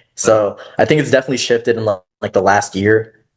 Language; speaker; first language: English; early bilingual, other home language; Kazakh